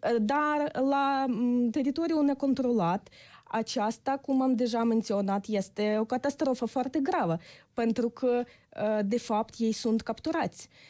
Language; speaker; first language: Romanian; non-native, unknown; Ukrainian